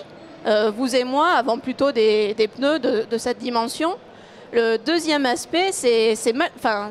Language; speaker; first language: French; native; French